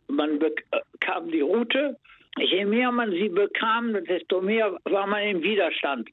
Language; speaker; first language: German; native; German